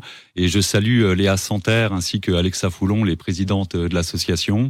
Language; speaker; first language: French; native; French